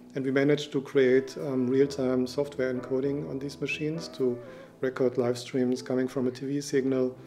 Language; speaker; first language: English; non-native, fluent; German